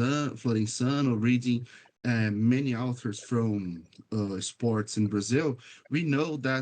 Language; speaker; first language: English; non-native, fluent; Portuguese